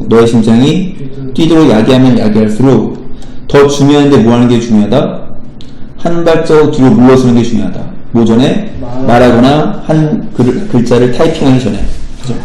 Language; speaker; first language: Korean; native; Korean